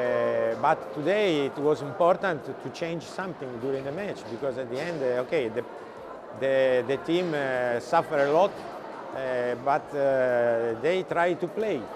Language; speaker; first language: English; non-native, learner; Italian